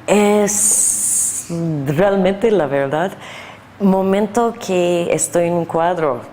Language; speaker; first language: Spanish; non-native, learner; English